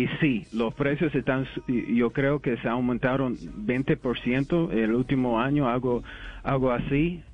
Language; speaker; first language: Spanish; early bilingual, heritage; English